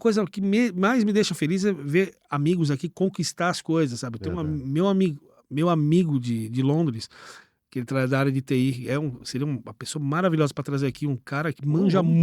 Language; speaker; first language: Portuguese; native; Portuguese